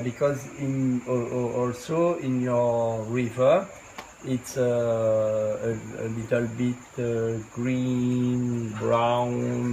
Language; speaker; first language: English; non-native, learner; French